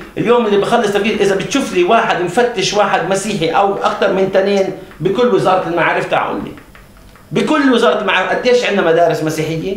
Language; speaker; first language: Arabic; native; Arabic